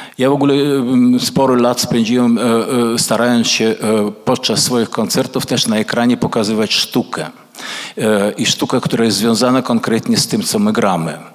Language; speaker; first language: Polish; early bilingual, other home language; Russian